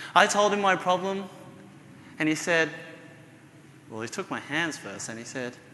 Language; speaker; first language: English; native; English